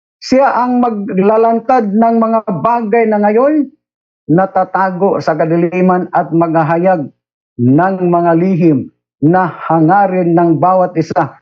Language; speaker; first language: Filipino; non-native, local second language; Cebuano